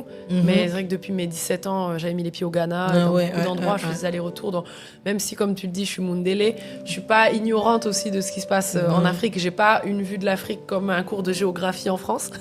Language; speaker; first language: French; native; French